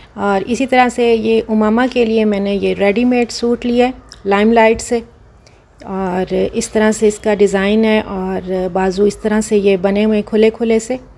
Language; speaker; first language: Urdu; non-native, local second language; Punjabi